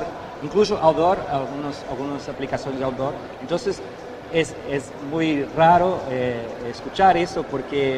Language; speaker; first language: Spanish; non-native, fluent; Portuguese